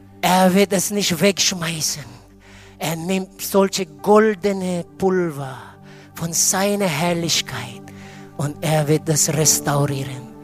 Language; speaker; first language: German; non-native, fluent; Filipino